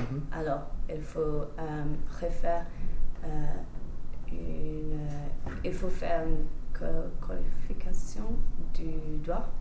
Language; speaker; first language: French; non-native, fluent; English